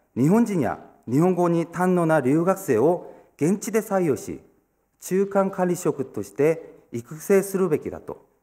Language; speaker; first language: Japanese; non-native, fluent; Korean